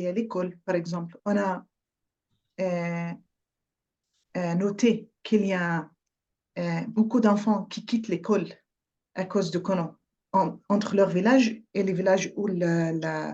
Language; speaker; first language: French; non-native, fluent; Arabic